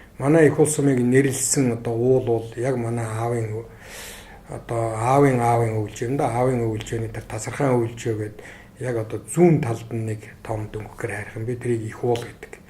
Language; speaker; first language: Mongolian; native; Mongolian